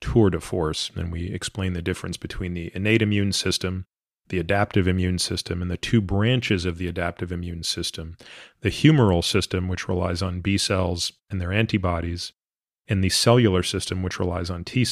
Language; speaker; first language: English; native; English